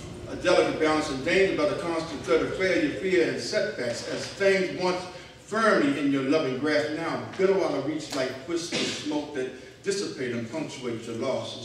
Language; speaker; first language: English; native; English